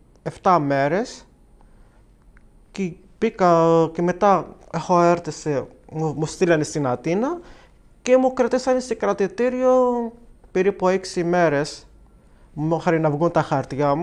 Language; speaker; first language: Greek; non-native, fluent; Arabic